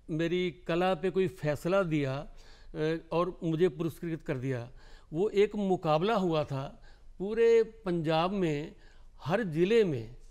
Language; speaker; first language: Hindi; non-native, local second language; Punjabi